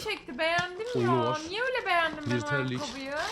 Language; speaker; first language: Turkish; native; Turkish